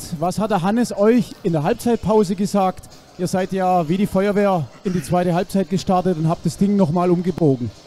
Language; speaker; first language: German; native; German